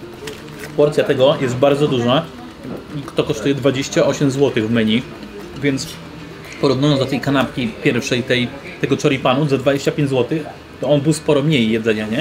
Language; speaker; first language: Polish; native; Polish